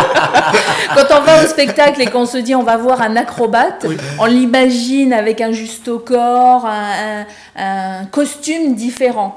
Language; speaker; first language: French; native; French